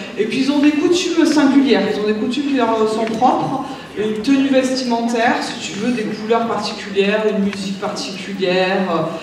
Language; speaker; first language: French; native; French